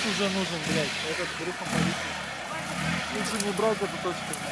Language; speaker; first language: Russian; native; Russian